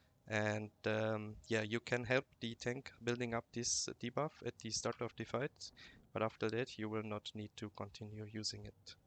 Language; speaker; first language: English; non-native, fluent; German